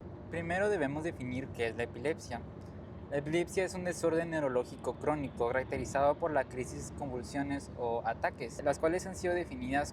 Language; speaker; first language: Spanish; native; Spanish